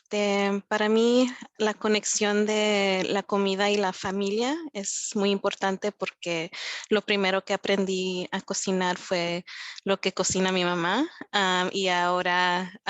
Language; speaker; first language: Spanish; early bilingual, heritage; Spanish